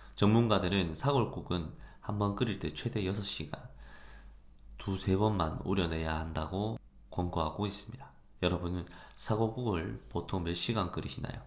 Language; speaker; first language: Korean; native; Korean